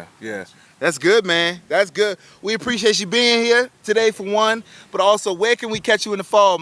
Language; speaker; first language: English; native; English